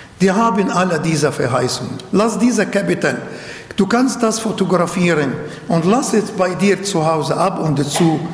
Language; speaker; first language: German; non-native, learner; Arabic